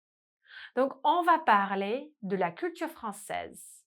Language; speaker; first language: French; non-native, fluent; English